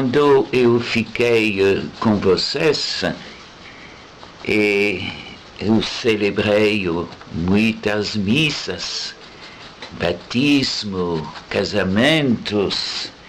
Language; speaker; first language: Portuguese; non-native, fluent; French